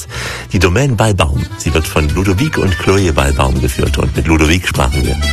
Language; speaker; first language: German; native; German